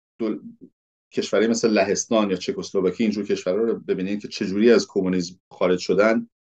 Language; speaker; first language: Persian; early bilingual, heritage; Persian